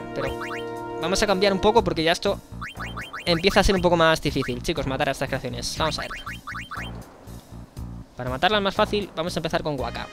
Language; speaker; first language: Spanish; native; Spanish